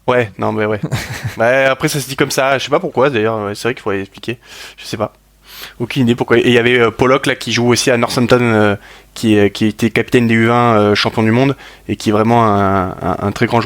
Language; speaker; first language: French; native; French